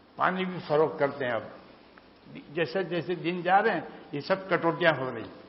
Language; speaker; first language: Urdu; non-native, local second language; Gujarati